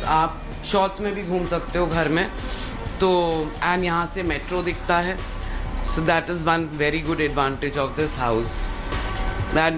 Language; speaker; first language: Hindi; non-native, local second language; Sindhi